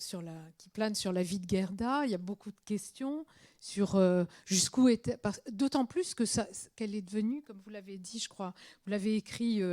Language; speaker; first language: French; native; French